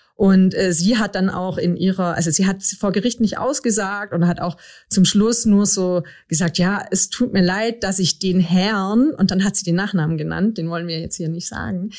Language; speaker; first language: German; native; German